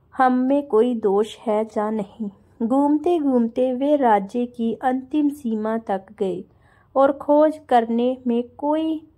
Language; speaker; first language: Hindi; non-native, local second language; Punjabi